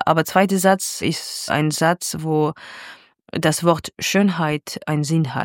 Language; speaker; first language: German; non-native, fluent; Georgian